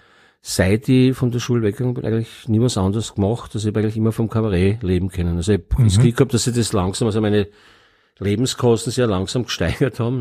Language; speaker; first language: German; native; German